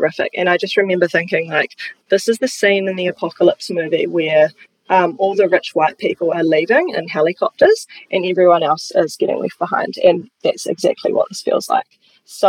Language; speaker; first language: English; native; English